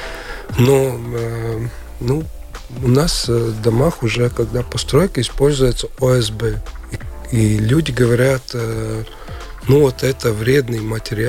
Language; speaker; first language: Russian; non-native, local second language; Latvian